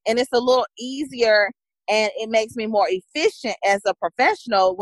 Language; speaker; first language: English; native; English